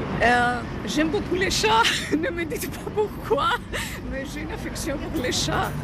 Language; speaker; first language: French; non-native, fluent; Greek